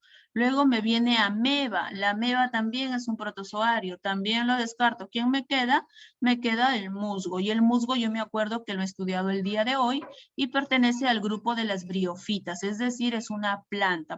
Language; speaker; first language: Spanish; native; Spanish